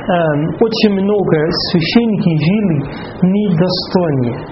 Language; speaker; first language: Russian; non-native, fluent; Dutch